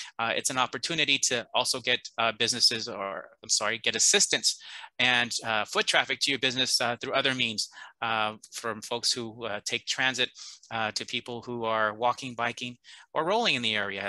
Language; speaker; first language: English; early bilingual, other home language; Spanish